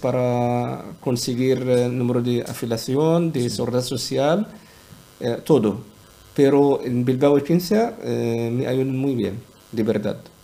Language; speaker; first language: Spanish; non-native, learner; Arabic